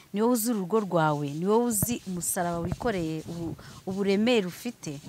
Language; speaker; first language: Kinyarwanda; early bilingual, heritage; Swahili